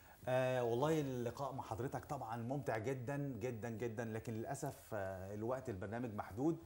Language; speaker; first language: Arabic; native; Arabic